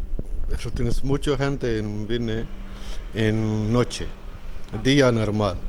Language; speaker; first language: Spanish; non-native, learner; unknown